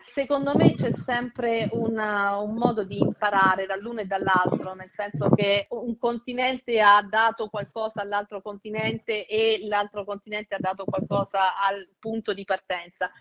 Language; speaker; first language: Italian; native; Italian